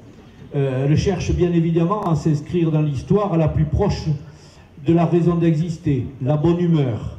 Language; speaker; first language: French; native; French